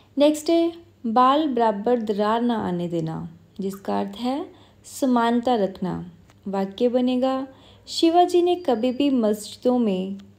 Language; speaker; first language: Hindi; non-native, local second language; Punjabi